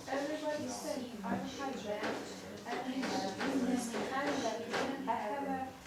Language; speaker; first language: English; non-native, learner; Russian